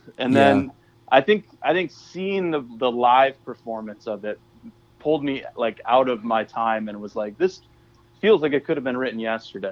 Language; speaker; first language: English; native; English